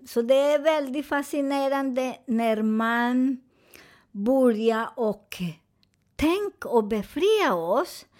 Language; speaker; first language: Swedish; non-native, fluent; Spanish